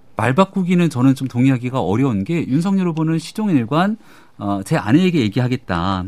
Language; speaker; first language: Korean; native; Korean